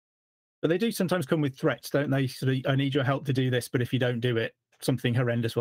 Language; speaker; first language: English; native; English